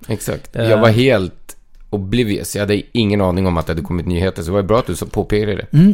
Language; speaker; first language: Swedish; native; Swedish